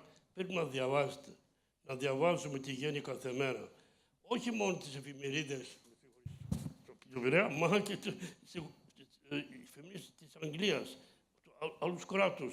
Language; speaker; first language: Greek; early bilingual, heritage; Greek